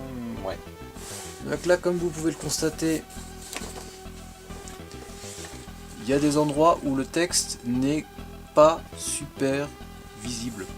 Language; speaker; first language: French; native; French